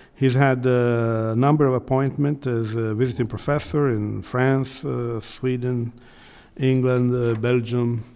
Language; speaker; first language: English; non-native, fluent; Italian